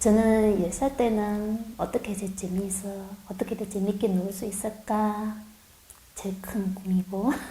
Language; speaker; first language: Korean; non-native, learner; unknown